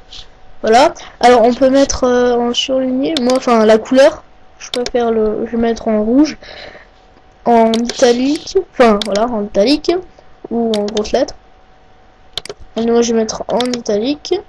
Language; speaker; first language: French; native; French